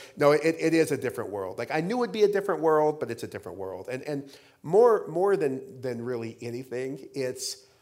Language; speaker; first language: English; native; English